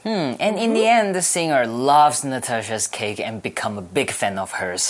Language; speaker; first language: English; non-native, fluent; Chinese